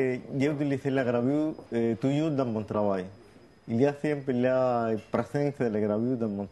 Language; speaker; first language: French; non-native, learner; Spanish